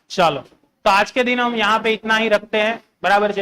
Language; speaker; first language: Hindi; non-native, local second language; Gujarati